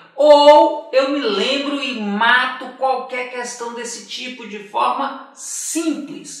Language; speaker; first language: Portuguese; native; Portuguese